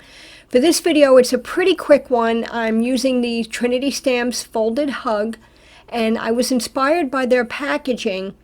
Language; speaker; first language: English; native; English